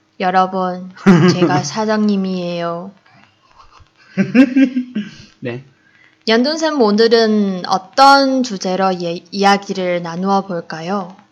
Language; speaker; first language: Korean; non-native, fluent; Chinese